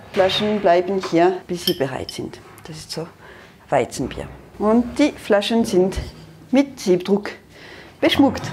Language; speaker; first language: German; non-native, local second language; French